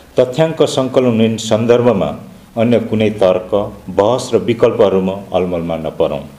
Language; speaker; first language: Nepali; non-native, local second language; Limbu